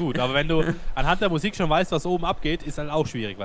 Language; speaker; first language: German; native; German